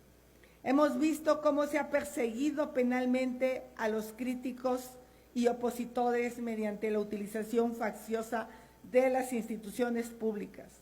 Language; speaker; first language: Spanish; native; Spanish